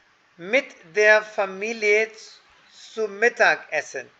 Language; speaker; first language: German; non-native, fluent; Hindi